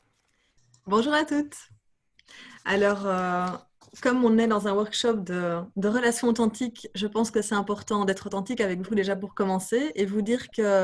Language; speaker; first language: French; native; French